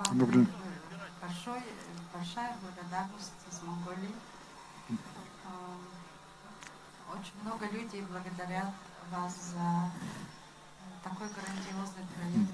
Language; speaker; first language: Russian; non-native, fluent; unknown